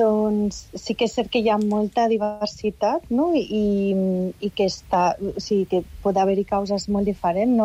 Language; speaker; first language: Catalan; native; Catalan